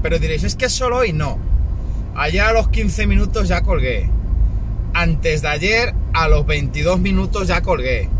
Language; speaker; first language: Spanish; native; Spanish